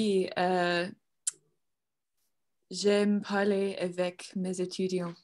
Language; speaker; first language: French; non-native, learner; English